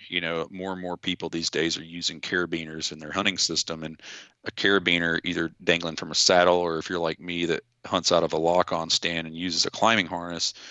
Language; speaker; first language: English; native; English